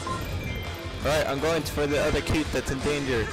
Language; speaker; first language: English; native; English